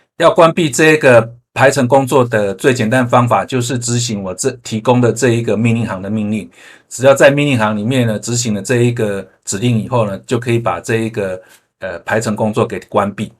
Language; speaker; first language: Chinese; native; Chinese